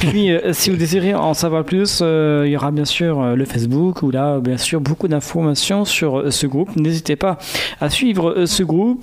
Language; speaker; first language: French; native; French